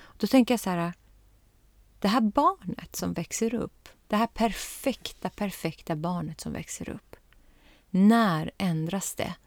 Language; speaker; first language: Swedish; early bilingual, other home language; Persian